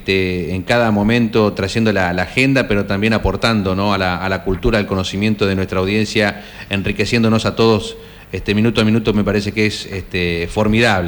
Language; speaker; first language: Spanish; native; Spanish